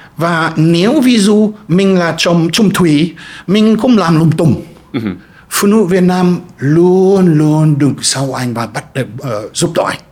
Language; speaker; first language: Vietnamese; non-native, fluent; German